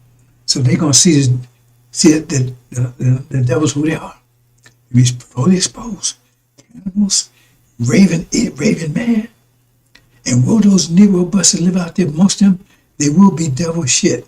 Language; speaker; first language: English; native; English